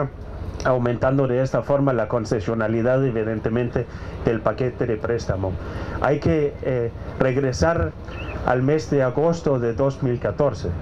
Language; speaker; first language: Spanish; non-native, fluent; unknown